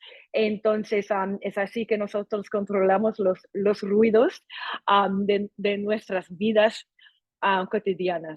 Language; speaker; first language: Spanish; non-native, fluent; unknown